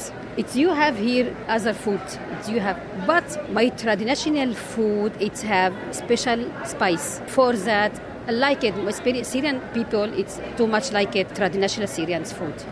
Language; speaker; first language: English; non-native, learner; Arabic